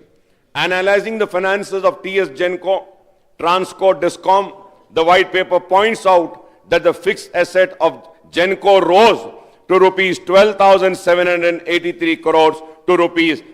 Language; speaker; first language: English; non-native, local second language; Urdu